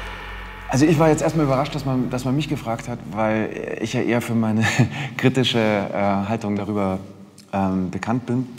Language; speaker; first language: German; native; German